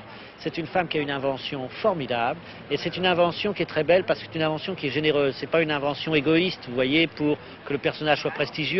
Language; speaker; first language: French; native; French